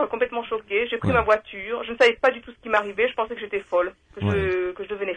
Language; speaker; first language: French; native; French